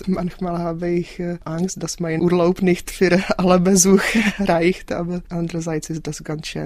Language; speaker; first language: German; non-native, fluent; Czech